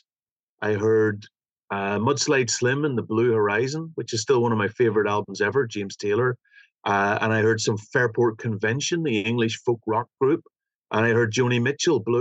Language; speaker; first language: English; native; English